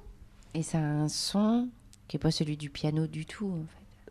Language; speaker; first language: French; native; French